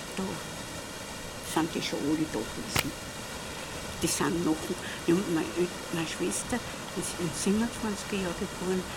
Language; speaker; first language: German; native; German